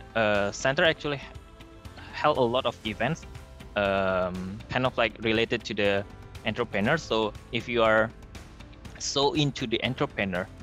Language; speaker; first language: English; non-native, fluent; Indonesian